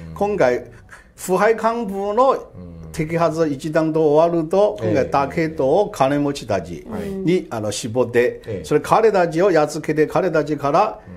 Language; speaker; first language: Japanese; non-native, fluent; Chinese